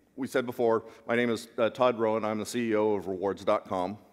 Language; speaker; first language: English; native; English